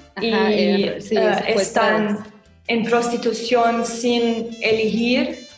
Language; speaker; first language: Spanish; non-native, learner; Arabic